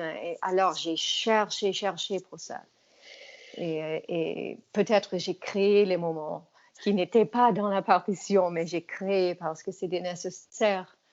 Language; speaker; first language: French; non-native, fluent; English